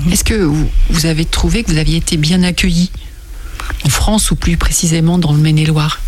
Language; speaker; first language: French; native; French